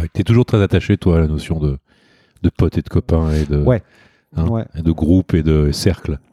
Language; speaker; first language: French; native; French